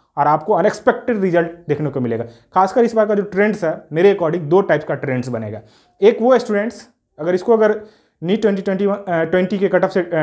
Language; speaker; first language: Hindi; native; Hindi